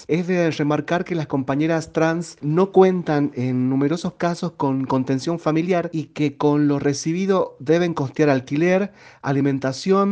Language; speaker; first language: Spanish; native; Spanish